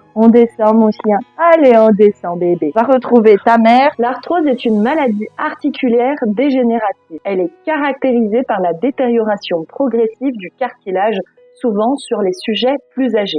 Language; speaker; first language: French; native; French